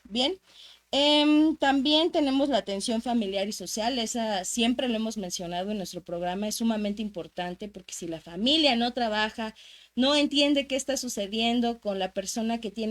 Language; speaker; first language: Spanish; native; Spanish